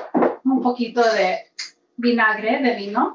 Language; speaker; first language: Spanish; early bilingual, heritage; Spanish